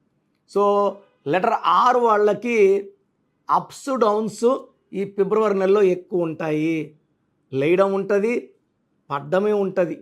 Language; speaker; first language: Telugu; native; Telugu